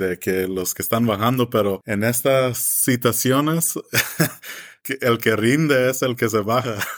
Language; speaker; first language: Spanish; early bilingual, heritage; English